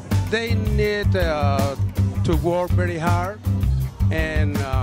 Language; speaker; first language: English; non-native, learner; Spanish